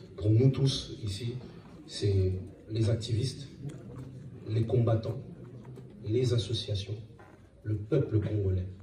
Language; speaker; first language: French; native; French